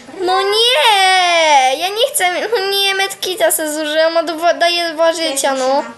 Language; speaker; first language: Polish; native; Polish